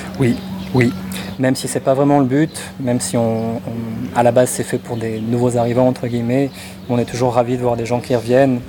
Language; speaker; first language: French; native; French